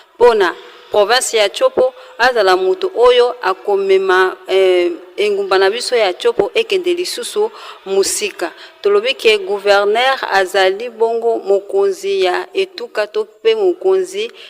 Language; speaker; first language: Lingala; native; Lingala